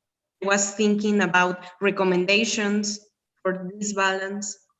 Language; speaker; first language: English; non-native, learner; Spanish